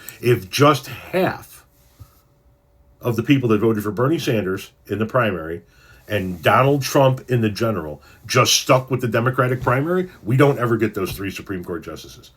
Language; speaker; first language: English; native; English